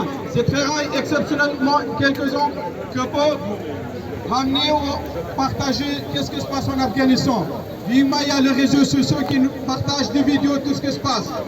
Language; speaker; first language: French; non-native, fluent; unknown